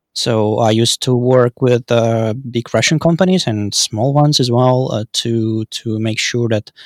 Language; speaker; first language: English; non-native, fluent; Russian